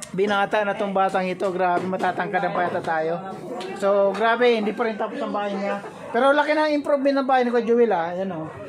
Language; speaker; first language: Filipino; native; Filipino